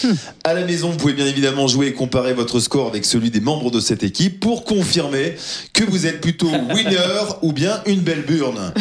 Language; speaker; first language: French; native; French